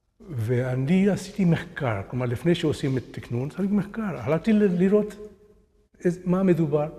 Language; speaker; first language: Hebrew; non-native, fluent; Burmese